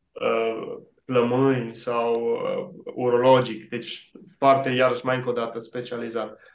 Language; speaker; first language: Romanian; early bilingual, heritage; Romanian